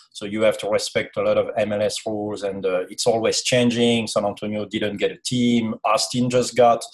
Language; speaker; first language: English; non-native, fluent; French